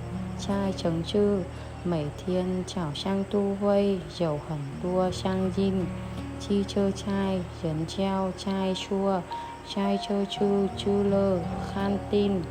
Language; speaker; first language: Chinese; non-native, learner; Vietnamese